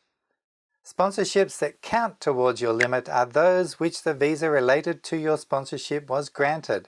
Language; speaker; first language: English; native; English